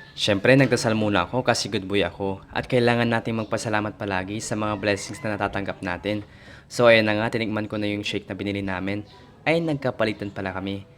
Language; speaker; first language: Filipino; non-native, local second language; Pangasinan